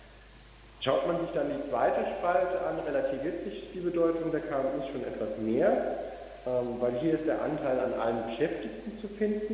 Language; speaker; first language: German; native; German